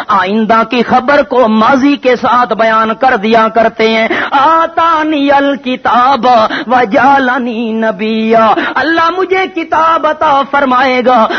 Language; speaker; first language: Urdu; non-native, local second language; Punjabi